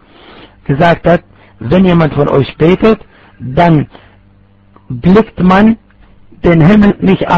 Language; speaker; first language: German; non-native, fluent; Arabic